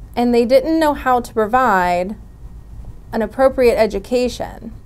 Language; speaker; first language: English; native; English